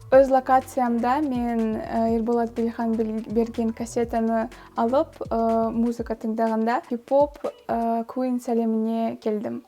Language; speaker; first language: Kazakh; non-native, local second language; Russian